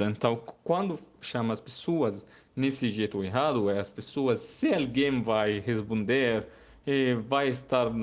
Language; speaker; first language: Portuguese; non-native, learner; Arabic